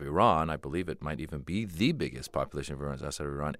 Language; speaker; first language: English; native; English